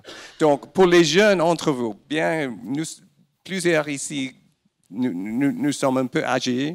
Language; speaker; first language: French; non-native, fluent; English